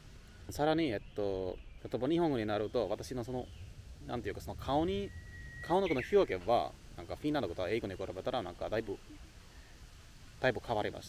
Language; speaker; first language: Japanese; non-native, learner; Finnish